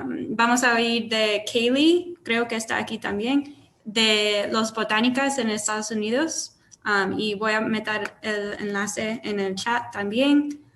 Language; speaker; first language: Spanish; non-native, learner; English